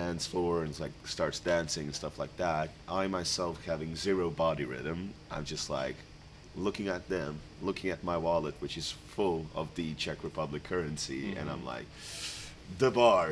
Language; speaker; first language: English; non-native, fluent; Croatian